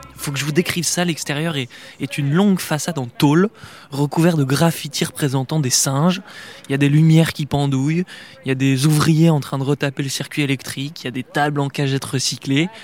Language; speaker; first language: French; native; French